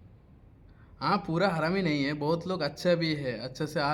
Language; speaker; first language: Hindi; non-native, fluent; Bangla